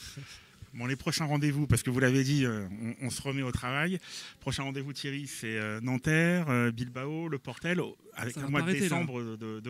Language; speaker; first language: French; native; French